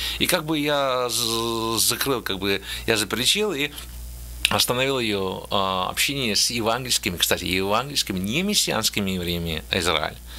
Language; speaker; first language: Russian; native; Russian